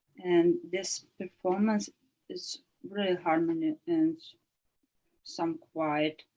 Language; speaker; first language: English; non-native, learner; Ukrainian